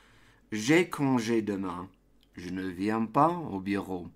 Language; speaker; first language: French; non-native, fluent; English